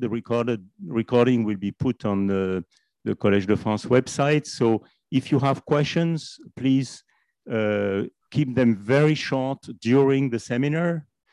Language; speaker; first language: English; non-native, fluent; French